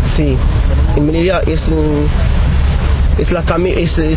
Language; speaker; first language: Spanish; non-native, learner; Arabic